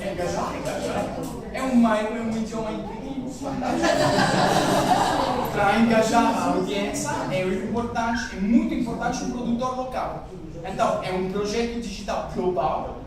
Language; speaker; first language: Portuguese; non-native, learner; French